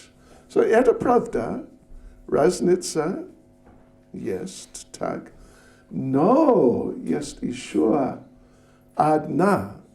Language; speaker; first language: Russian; non-native, learner; English